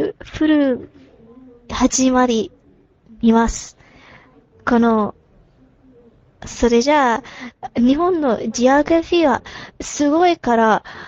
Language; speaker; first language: Japanese; non-native, learner; English